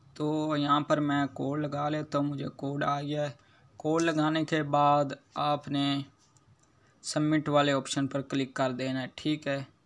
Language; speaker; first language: Hindi; native; Hindi